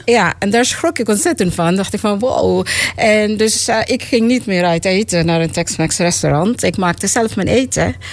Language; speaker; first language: Dutch; native; Dutch